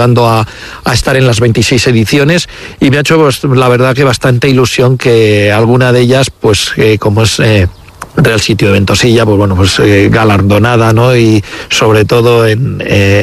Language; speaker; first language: Spanish; native; Spanish